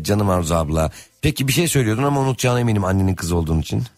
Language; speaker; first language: Turkish; native; Turkish